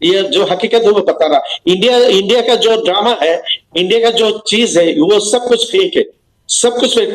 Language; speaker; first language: Hindi; non-native, learner; Bangla